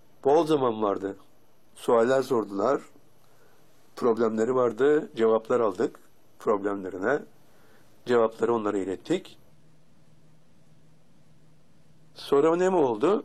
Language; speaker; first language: Turkish; native; Turkish